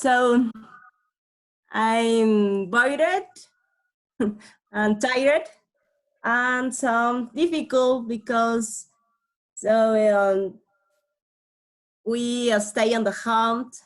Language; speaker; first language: English; non-native, learner; Spanish